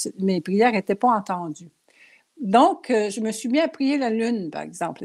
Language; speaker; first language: French; non-native, local second language; Cree